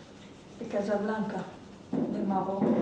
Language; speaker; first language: Hebrew; non-native, fluent; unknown